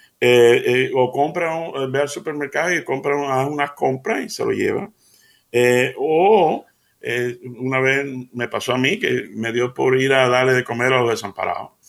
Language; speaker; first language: Spanish; early bilingual, heritage; Spanish